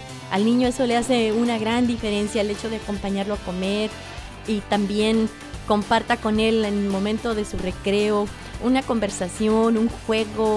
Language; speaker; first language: Spanish; native; Spanish